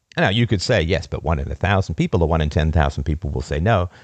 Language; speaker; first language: English; native; English